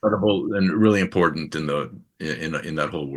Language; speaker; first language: English; native; English